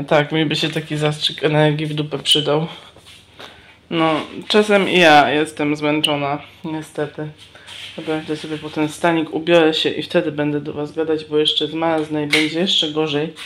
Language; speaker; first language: Polish; native; Polish